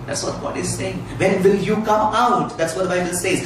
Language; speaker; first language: English; non-native, local second language; Telugu